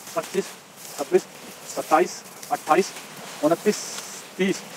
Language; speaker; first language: Hindi; native; Hindi